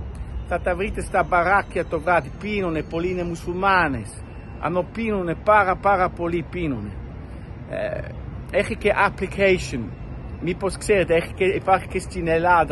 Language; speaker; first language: Greek; non-native, learner; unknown